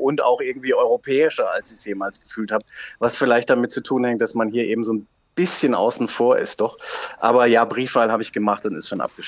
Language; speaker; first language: German; native; German